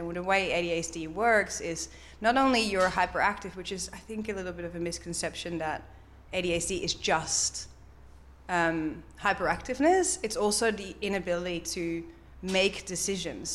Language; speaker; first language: English; non-native, fluent; Dutch